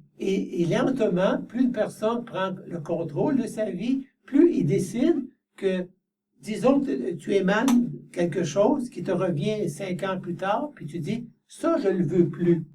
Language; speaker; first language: French; native; French